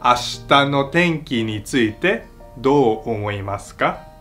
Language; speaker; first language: Japanese; non-native, fluent; Filipino